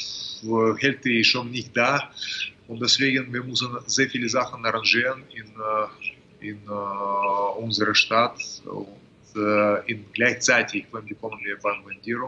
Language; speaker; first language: German; non-native, fluent; Russian